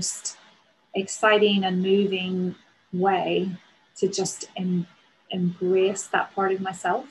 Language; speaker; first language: English; native; English